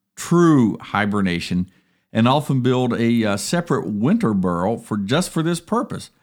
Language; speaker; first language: English; native; English